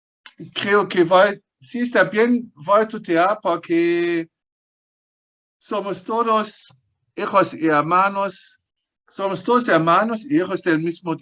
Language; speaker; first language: Spanish; non-native, fluent; German